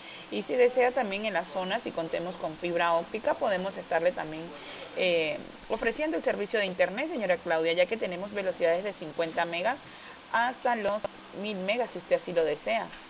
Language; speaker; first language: Spanish; native; Spanish